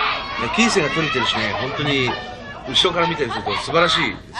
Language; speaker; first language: Japanese; native; Japanese